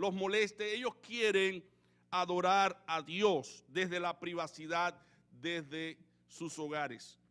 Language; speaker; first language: Spanish; native; Spanish